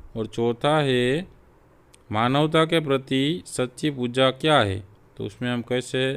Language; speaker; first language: Hindi; non-native, local second language; Gujarati